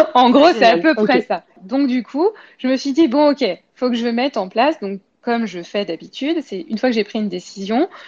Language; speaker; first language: French; native; French